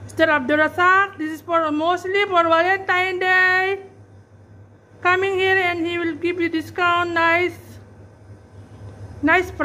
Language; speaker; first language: English; non-native, learner; Filipino